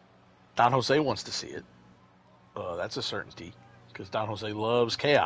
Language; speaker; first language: English; native; English